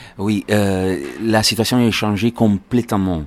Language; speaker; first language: French; non-native, learner; Italian